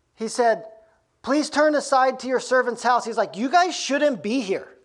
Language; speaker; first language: English; native; English